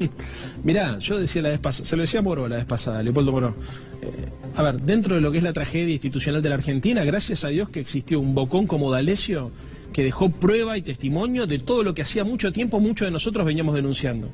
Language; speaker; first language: Spanish; native; Spanish